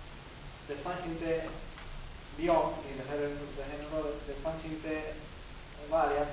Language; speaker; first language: Swedish; non-native, learner; Spanish